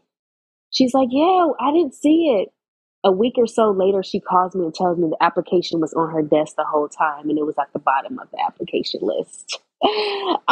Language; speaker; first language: English; native; English